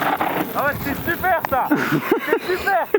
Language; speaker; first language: French; native; French